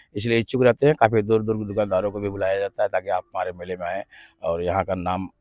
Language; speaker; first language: Hindi; native; Hindi